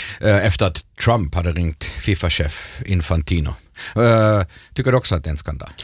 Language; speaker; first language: Swedish; non-native, fluent; German